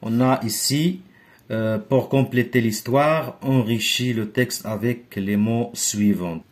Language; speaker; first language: French; non-native, local second language; Arabic